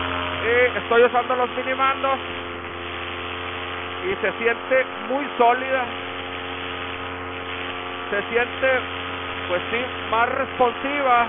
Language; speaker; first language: Spanish; native; Spanish